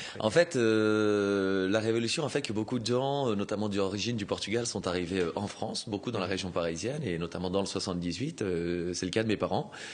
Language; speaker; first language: French; native; French